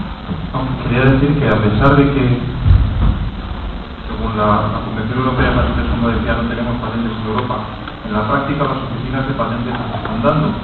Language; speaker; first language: Spanish; native; Spanish